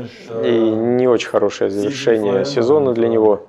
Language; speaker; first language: Russian; non-native, fluent; German